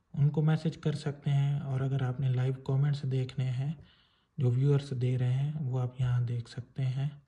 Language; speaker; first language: Urdu; non-native, local second language; Sindhi